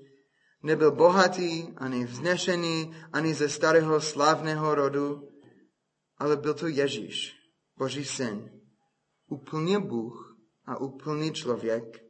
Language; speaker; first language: Czech; non-native, fluent; English